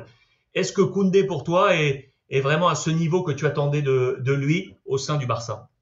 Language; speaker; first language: French; native; French